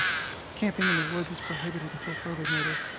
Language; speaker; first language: English; native; English